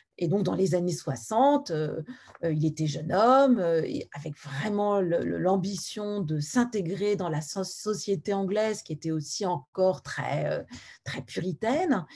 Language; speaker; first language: French; native; French